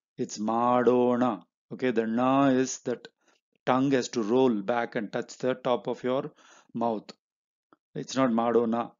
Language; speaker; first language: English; non-native, local second language; Hindi